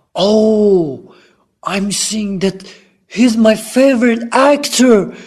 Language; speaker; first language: English; non-native, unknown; Persian